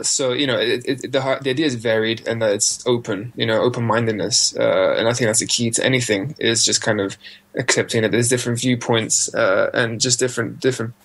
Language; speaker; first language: English; native; English